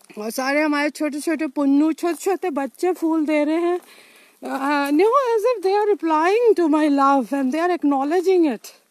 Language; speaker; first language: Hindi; non-native, local second language; Bangla